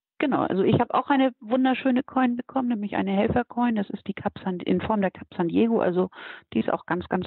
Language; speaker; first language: German; native; German